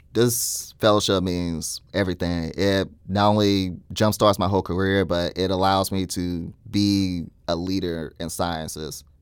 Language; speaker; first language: English; native; English